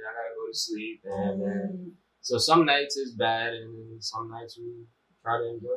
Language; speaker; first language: English; native; English